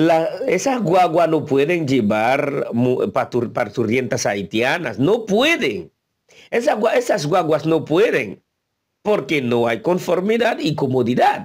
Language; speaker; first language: Spanish; non-native, fluent; Haitian Creole